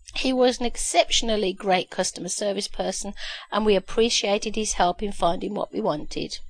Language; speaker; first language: English; native; English